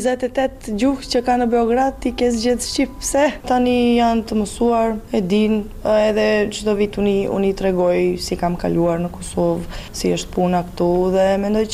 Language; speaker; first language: Albanian; non-native, fluent; Serbian